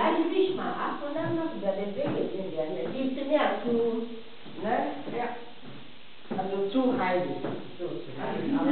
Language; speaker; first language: German; non-native, fluent; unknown